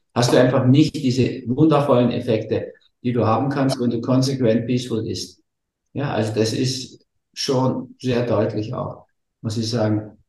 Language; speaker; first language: German; native; German